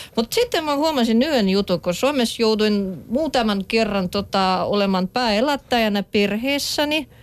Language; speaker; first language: Finnish; non-native, fluent; Russian